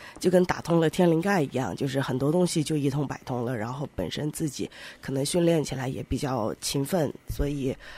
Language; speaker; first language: Chinese; native; Chinese